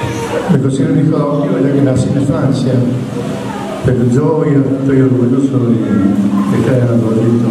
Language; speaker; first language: Spanish; native; Spanish